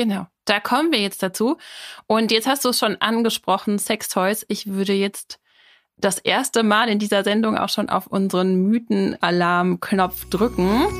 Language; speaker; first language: German; native; German